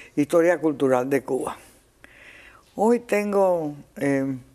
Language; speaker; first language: Spanish; native; Spanish